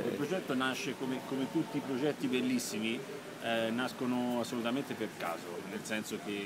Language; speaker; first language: Italian; native; Italian